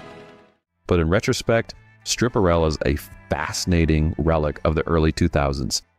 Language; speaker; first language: English; native; English